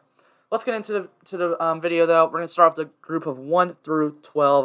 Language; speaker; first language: English; native; English